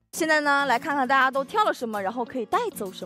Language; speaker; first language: Chinese; native; Chinese